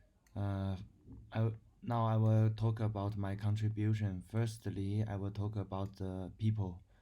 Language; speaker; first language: English; non-native, learner; Chinese